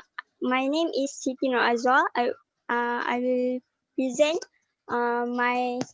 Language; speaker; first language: English; non-native, learner; Indonesian